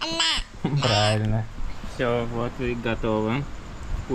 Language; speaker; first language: Russian; native; Russian